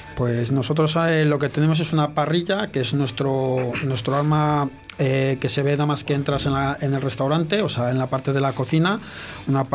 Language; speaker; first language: Spanish; early bilingual, heritage; French